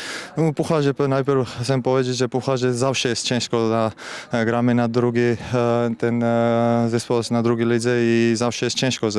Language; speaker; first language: Polish; non-native, fluent; Georgian